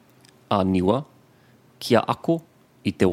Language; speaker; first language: Māori; non-native, learner; English